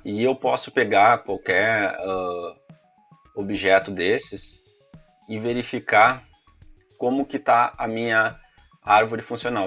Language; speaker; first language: Portuguese; native; Portuguese